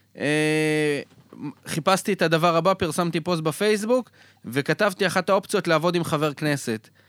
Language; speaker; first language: Hebrew; early bilingual, other home language; Russian